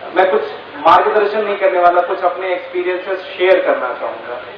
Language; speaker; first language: Hindi; non-native, local second language; Marathi